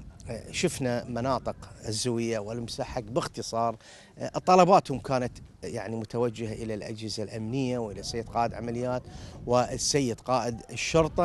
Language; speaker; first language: Arabic; native; Arabic